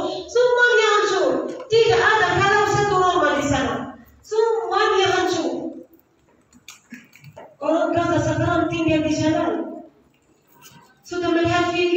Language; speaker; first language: Indonesian; non-native, learner; Arabic